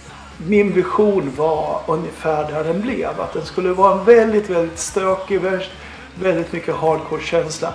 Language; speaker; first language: Swedish; native; Swedish